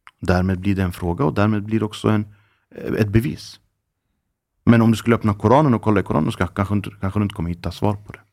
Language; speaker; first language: Swedish; early bilingual, other home language; Arabic